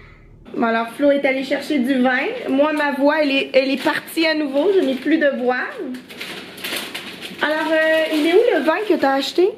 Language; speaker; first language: French; native; French